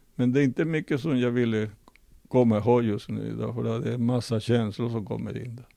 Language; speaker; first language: Swedish; non-native, fluent; Spanish